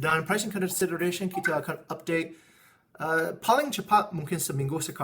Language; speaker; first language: Indonesian; non-native, fluent; English